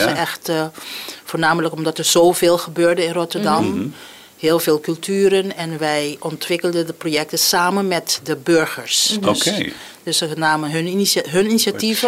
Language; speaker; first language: Dutch; non-native, local second language; Papiamento